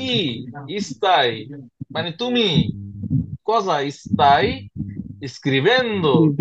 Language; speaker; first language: Italian; non-native, fluent; Bangla